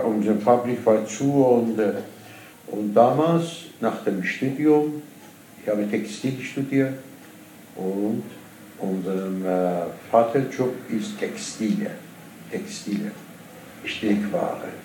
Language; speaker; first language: German; non-native, learner; Persian